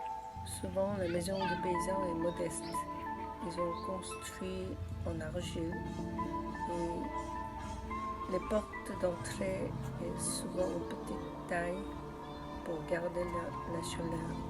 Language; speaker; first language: French; non-native, learner; Korean